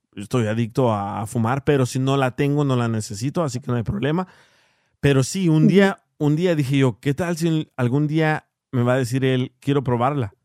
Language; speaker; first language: Spanish; early bilingual, heritage; Spanish